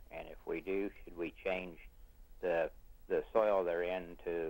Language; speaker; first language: English; native; English